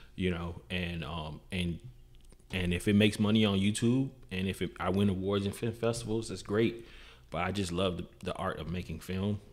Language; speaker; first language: English; native; English